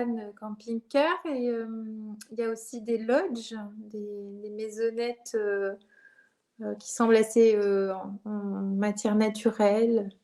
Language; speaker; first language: French; native; French